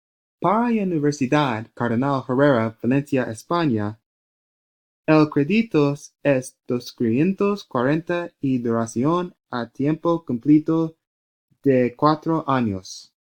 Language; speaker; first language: Spanish; non-native, learner; English